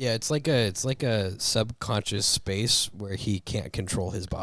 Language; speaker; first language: English; native; English